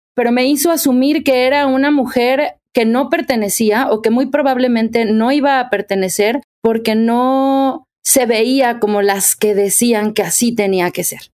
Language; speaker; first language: Spanish; native; Spanish